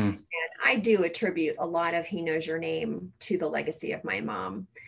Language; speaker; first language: English; native; English